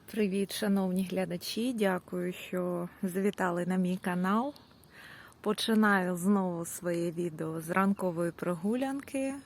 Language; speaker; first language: Ukrainian; native; Ukrainian